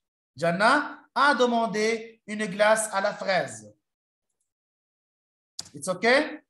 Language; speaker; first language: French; non-native, local second language; Arabic